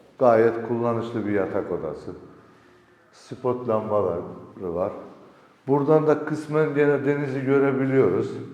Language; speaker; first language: Turkish; native; Turkish